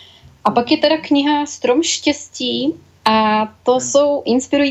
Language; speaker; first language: Czech; native; Czech